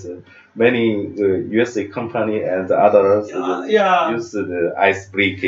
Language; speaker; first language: English; non-native, learner; Korean